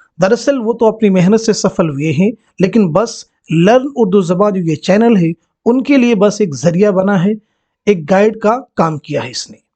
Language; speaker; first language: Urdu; native; Urdu